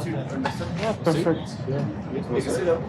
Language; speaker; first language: English; non-native, learner; French